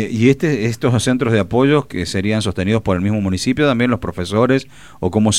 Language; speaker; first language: Spanish; native; Spanish